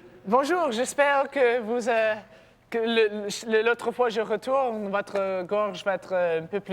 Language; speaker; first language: French; non-native, learner; English